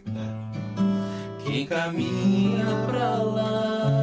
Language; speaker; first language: Portuguese; native; Portuguese